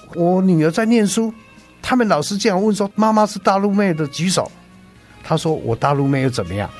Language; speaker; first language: Chinese; native; Chinese